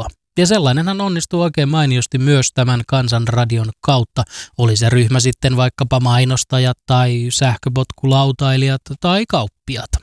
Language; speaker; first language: Finnish; native; Finnish